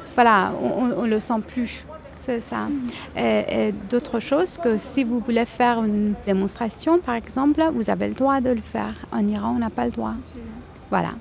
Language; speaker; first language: French; non-native, fluent; Persian